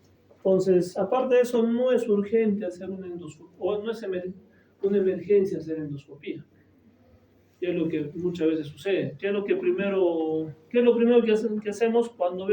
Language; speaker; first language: Spanish; native; Spanish